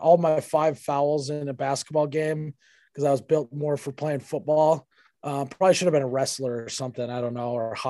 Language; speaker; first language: English; native; English